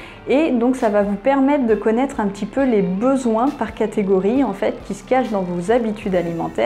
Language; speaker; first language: French; native; French